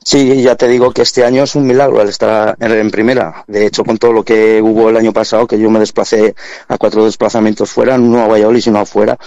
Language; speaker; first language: Spanish; native; Spanish